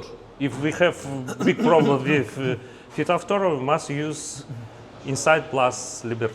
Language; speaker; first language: English; non-native, learner; Russian